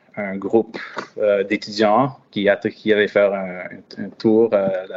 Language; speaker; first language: French; native; French